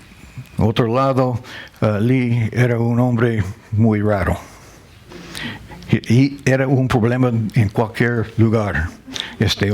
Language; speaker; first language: Spanish; non-native, learner; English